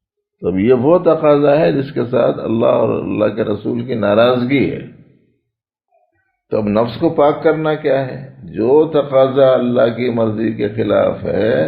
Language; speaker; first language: Urdu; native; Urdu